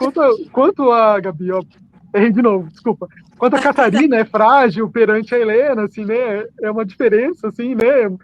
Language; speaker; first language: Portuguese; native; Portuguese